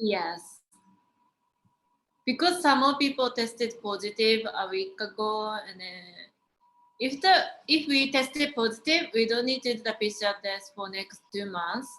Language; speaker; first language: English; non-native, learner; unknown